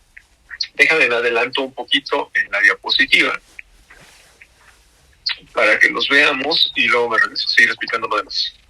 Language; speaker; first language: Spanish; native; Spanish